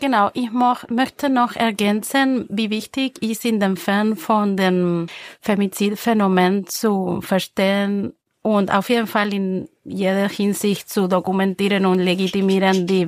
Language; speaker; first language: German; non-native, fluent; Spanish